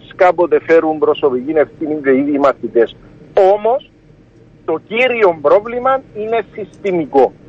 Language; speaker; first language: Greek; early bilingual, heritage; Greek